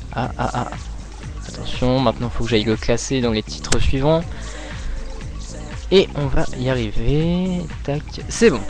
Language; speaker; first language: French; native; French